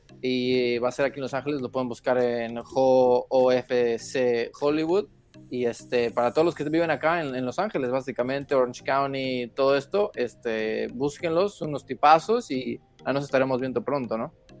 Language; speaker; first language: Spanish; early bilingual, heritage; Spanish